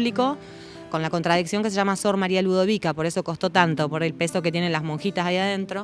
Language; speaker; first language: Spanish; native; Spanish